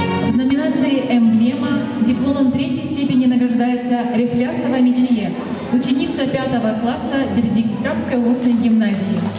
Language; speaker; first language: Russian; native; Russian